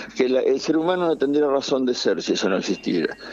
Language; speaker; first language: Spanish; native; Spanish